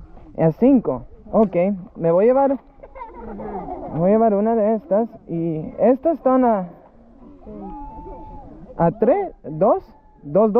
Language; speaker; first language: Spanish; early bilingual, heritage; English